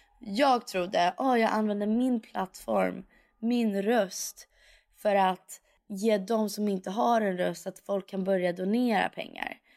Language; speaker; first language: Swedish; early bilingual, heritage; Swedish